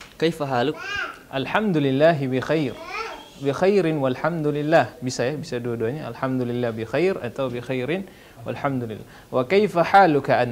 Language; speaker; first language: Arabic; non-native, fluent; Indonesian